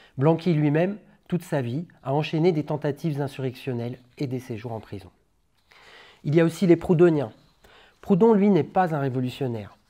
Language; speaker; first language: French; native; French